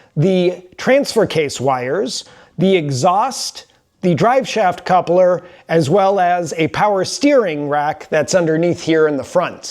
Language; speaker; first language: English; native; English